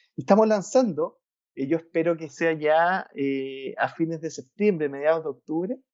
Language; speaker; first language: Spanish; native; Spanish